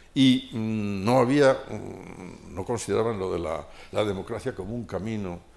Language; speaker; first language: Spanish; native; Spanish